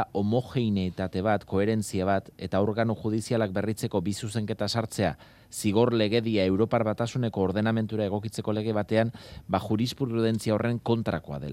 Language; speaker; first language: Basque; native; Basque